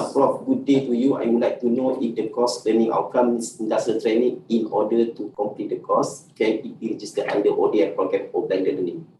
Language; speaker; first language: English; non-native, local second language; Malay